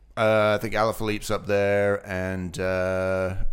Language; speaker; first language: English; native; English